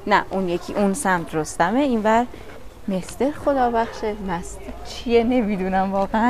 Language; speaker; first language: Persian; native; Persian